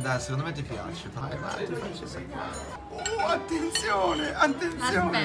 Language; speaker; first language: Italian; native; Italian